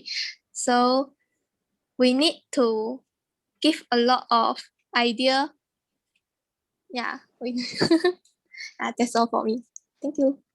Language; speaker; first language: English; non-native, learner; Chinese